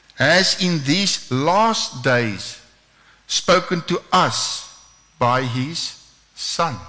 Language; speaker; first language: English; non-native, local second language; Afrikaans